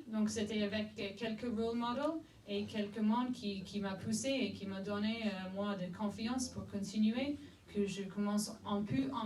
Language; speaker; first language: French; non-native, fluent; English